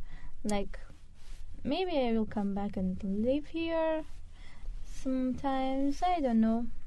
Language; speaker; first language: English; non-native, fluent; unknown